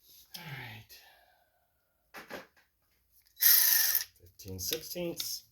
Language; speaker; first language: English; native; English